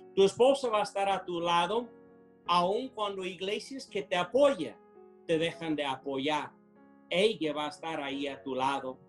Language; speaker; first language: Spanish; non-native, fluent; English